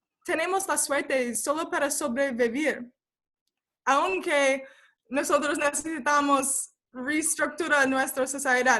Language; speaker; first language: Spanish; non-native, learner; English